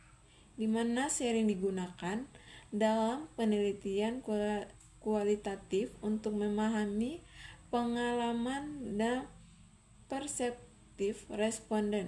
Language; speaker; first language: Indonesian; native; Indonesian